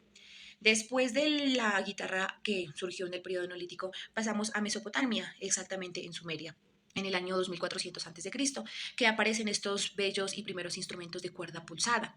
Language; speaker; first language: Spanish; native; Spanish